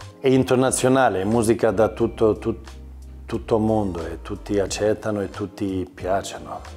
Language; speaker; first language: Italian; non-native, learner; Swedish